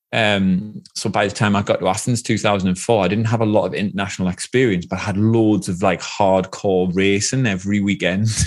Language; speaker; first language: English; native; English